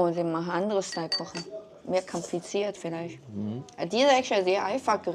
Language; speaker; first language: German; non-native, learner; Chinese